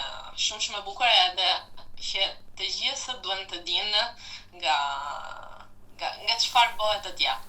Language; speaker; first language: Albanian; non-native, fluent; Italian